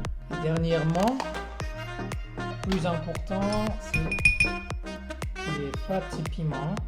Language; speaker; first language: French; non-native, learner; Korean